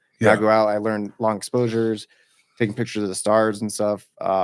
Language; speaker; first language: English; native; English